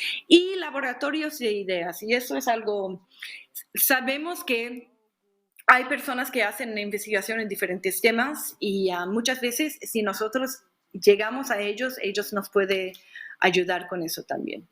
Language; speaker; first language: Spanish; non-native, fluent; English